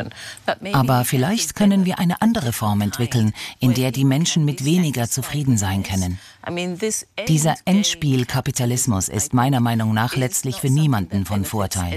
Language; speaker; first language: German; native; German